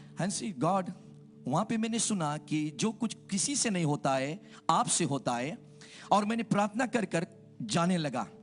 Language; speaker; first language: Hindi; native; Hindi